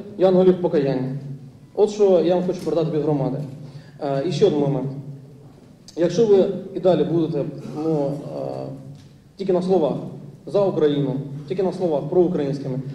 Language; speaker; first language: Ukrainian; non-native, local second language; Russian